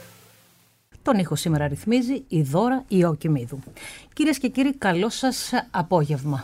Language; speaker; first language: Greek; native; Greek